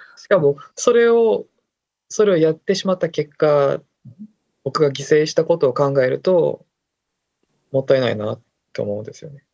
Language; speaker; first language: Japanese; non-native, fluent; Korean